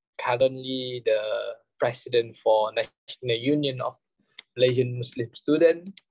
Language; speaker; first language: English; non-native, local second language; Malay